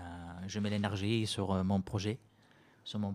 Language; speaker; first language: French; non-native, fluent; Spanish